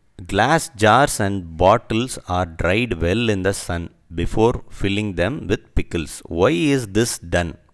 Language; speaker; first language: English; non-native, local second language; Tamil